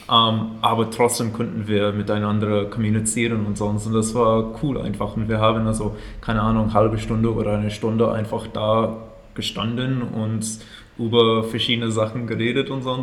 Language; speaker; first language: German; non-native, fluent; English